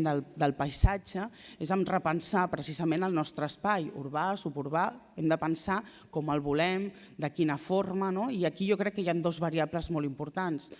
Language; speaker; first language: Catalan; native; Catalan